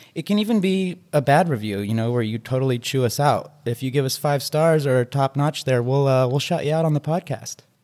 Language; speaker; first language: English; native; English